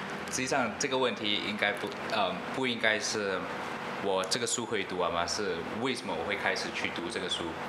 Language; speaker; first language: Chinese; non-native, local second language; English